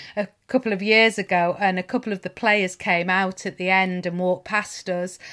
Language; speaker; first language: English; native; English